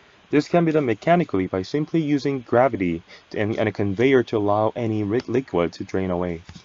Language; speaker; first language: English; non-native, fluent; Korean